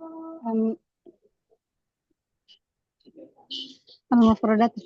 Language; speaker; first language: Arabic; non-native, learner; Indonesian